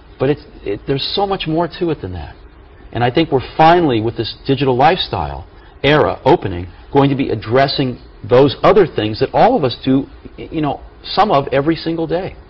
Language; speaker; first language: English; native; English